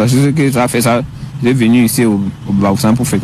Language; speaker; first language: French; non-native, learner; English